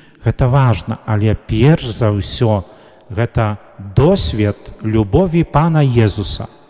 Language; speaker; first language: Belarusian; native; Belarusian